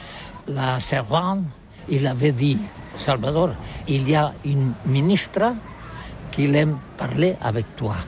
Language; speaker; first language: French; non-native, learner; Catalan